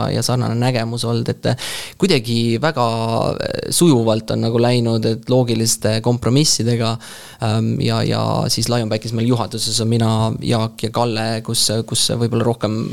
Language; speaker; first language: Estonian; native; Estonian